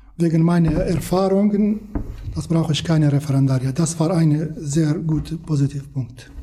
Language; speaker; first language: German; non-native, learner; Kurdish